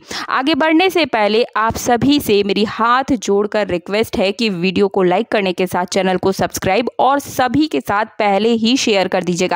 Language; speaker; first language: Hindi; native; Hindi